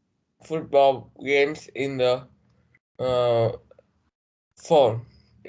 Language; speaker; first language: English; non-native, learner; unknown